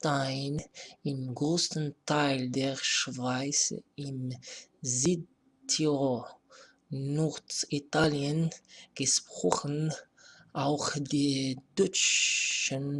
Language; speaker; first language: German; non-native, fluent; Arabic